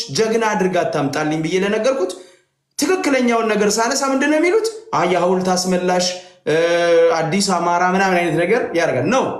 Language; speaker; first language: Amharic; native; Amharic